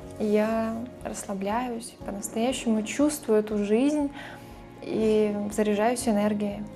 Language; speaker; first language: Russian; native; Russian